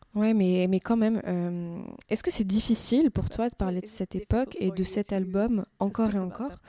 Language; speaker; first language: French; native; French